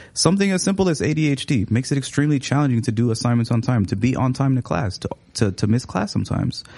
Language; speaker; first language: English; early bilingual, other home language; Somali